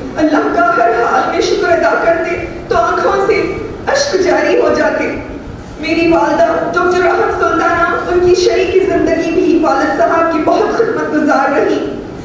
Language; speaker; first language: Urdu; native; Urdu